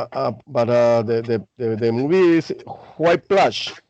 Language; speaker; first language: English; non-native, learner; Spanish